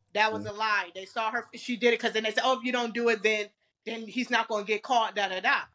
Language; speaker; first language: English; native; English